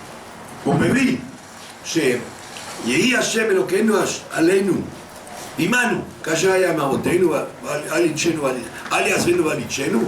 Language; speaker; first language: Hebrew; non-native, fluent; French